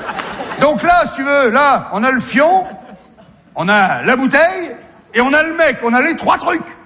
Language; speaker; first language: French; native; French